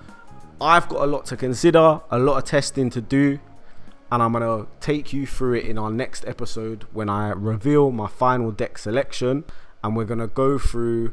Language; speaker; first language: English; native; English